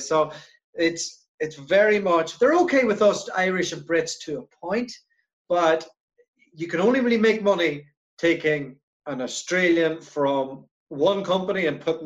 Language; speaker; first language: English; native; English